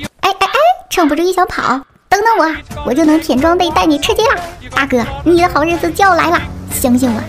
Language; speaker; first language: Chinese; native; Chinese